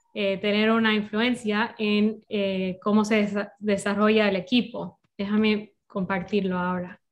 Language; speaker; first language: Spanish; non-native, fluent; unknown